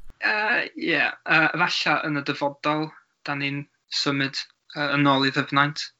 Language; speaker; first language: Welsh; non-native, learner; English